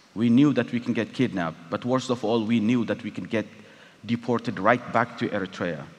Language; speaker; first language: English; non-native, fluent; Tigrinya